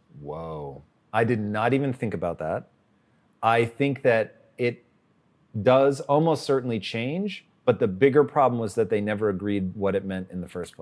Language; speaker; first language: English; native; English